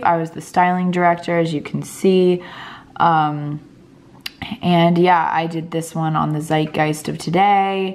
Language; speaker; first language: English; native; English